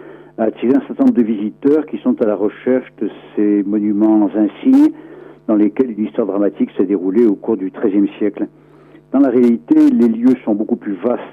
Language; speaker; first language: French; native; French